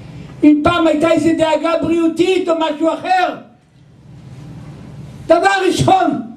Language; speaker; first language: Hebrew; non-native, local second language; Yiddish